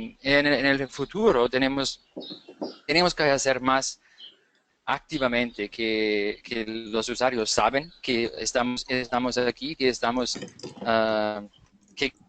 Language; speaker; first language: Spanish; non-native, fluent; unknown